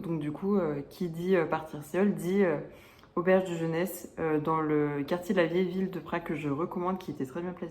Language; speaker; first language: French; native; French